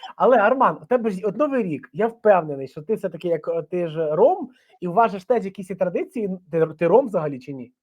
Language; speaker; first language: Ukrainian; native; Ukrainian